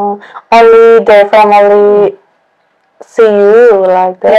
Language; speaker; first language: English; non-native, learner; Indonesian